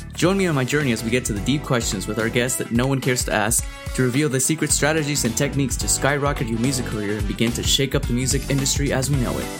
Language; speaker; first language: English; early bilingual, other home language; Spanish